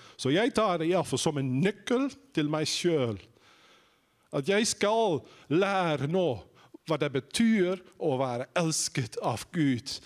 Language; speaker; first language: Norwegian; non-native, fluent; Dutch